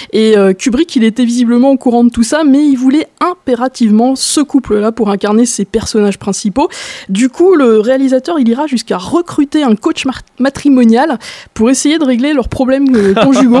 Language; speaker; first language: French; native; French